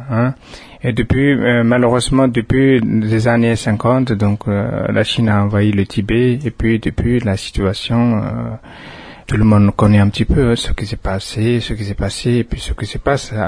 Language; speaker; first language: French; non-native, fluent; Tibetan